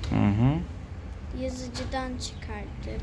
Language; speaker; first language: Turkish; early bilingual, heritage; Turkish